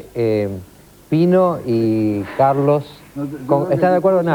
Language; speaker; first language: Spanish; native; Spanish